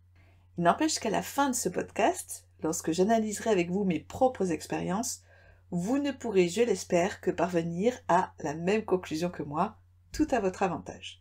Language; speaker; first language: French; native; French